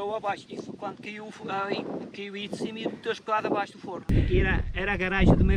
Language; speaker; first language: Portuguese; native; Portuguese